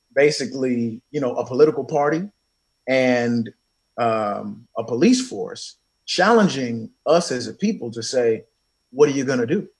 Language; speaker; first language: English; native; English